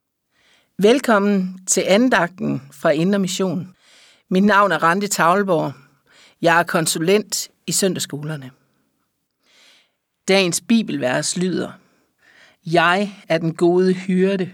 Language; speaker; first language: Danish; native; Danish